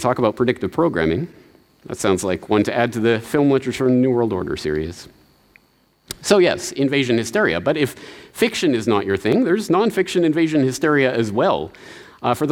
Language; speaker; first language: English; native; English